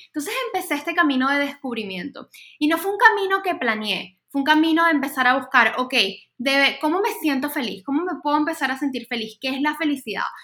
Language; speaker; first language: Spanish; native; Spanish